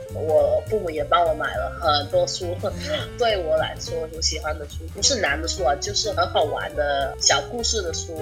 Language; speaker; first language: Chinese; early bilingual, heritage; English